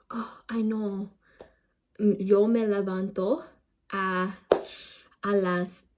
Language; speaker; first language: Spanish; non-native, learner; English